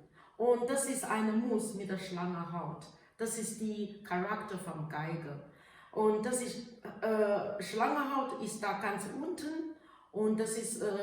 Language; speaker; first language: German; non-native, learner; Chinese